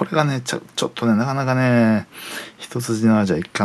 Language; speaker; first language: Japanese; native; Japanese